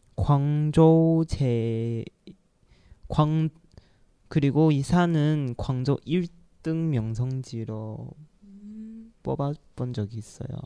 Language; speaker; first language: Korean; non-native, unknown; Chinese